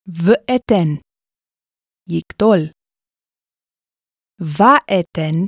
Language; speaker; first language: Hebrew; non-native, fluent; English